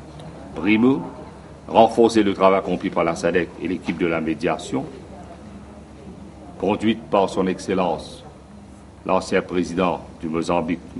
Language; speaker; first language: French; non-native, local second language; Morisyen